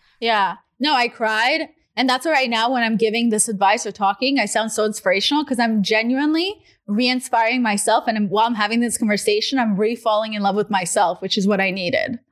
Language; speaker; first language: English; non-native, fluent; Russian